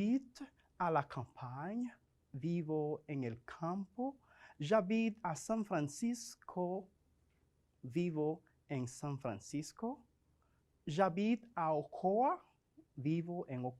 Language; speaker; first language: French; non-native, fluent; Spanish